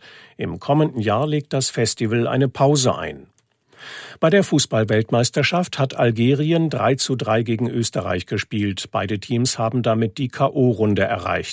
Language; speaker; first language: German; native; German